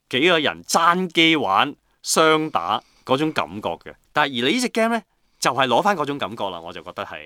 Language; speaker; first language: Cantonese; native; Cantonese